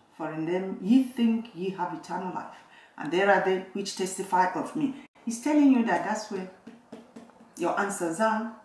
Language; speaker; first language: English; non-native, local second language; Igbo